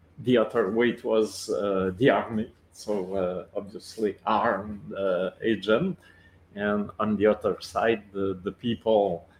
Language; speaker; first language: English; non-native, local second language; French